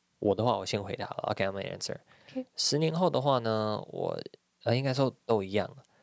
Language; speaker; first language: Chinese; native; Chinese